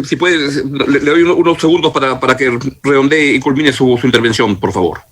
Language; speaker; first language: Spanish; native; Spanish